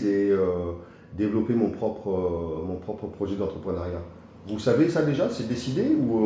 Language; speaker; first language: French; native; French